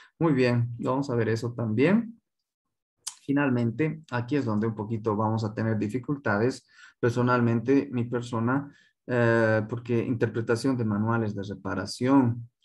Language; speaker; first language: Spanish; non-native, local second language; Quechua